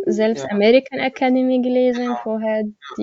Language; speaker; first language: German; non-native, learner; Arabic